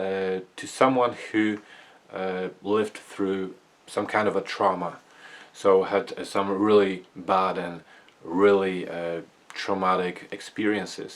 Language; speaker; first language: English; non-native, fluent; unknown